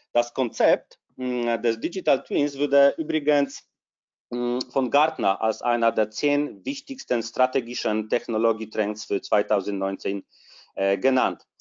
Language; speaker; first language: German; non-native, fluent; Polish